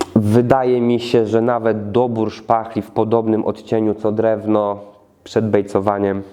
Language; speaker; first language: Polish; native; Polish